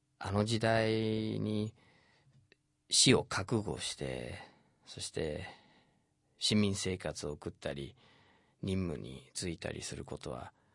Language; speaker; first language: Japanese; non-native, fluent; English